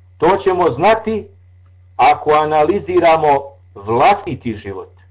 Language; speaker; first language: Bosnian; native; Bosnian